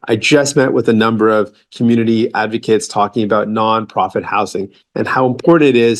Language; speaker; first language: English; native; English